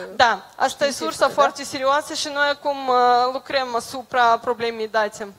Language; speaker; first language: Romanian; non-native, local second language; Russian